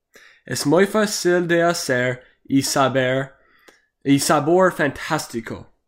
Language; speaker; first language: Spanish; non-native, learner; English